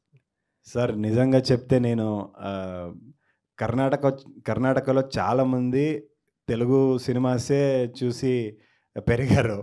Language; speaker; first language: Telugu; non-native, learner; Kannada